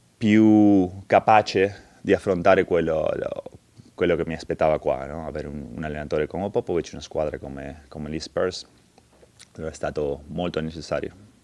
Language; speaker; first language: Italian; non-native, fluent; Spanish